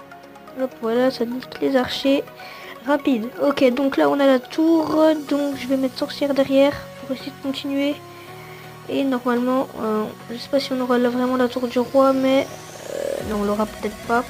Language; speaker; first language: French; native; French